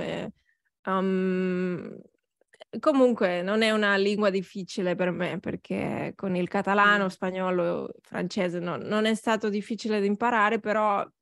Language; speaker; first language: Italian; non-native, learner; Catalan